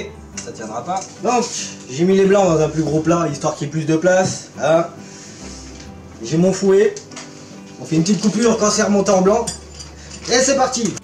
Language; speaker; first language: French; native; French